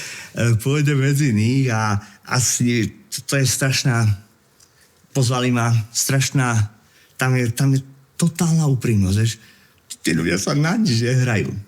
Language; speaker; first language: Slovak; native; Slovak